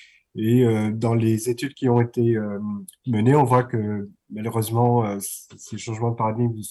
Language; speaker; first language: French; native; French